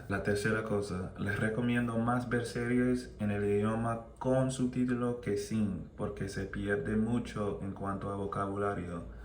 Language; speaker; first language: Spanish; non-native, fluent; English